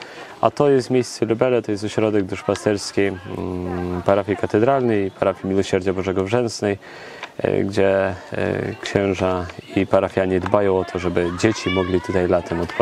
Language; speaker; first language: Polish; non-native, local second language; Ukrainian